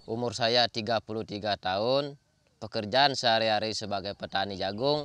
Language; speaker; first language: Indonesian; non-native, local second language; Balinese